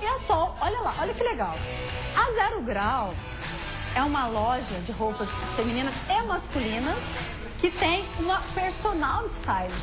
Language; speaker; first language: Portuguese; native; Portuguese